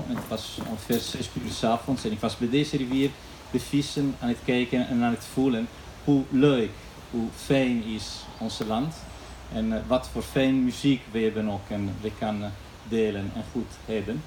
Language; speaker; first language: Dutch; non-native, fluent; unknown